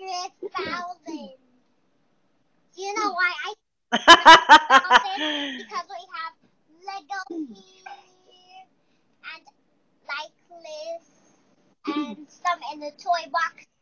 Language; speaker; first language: English; non-native, learner; Chinese